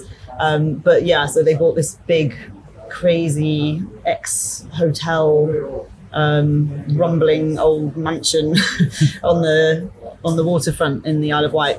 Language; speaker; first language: English; native; English